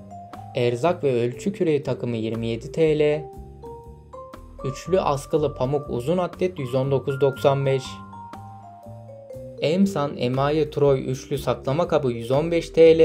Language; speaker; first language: Turkish; native; Turkish